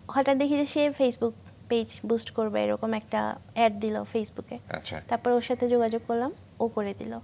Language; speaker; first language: Bangla; native; Bangla